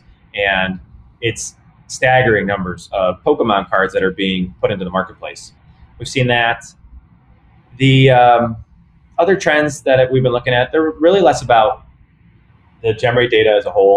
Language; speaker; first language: English; native; English